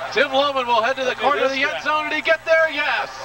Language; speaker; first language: English; native; English